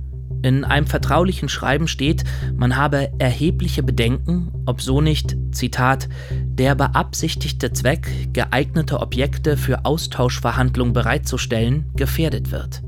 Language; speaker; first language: German; native; German